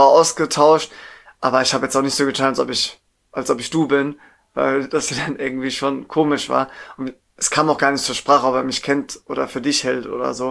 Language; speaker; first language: German; native; German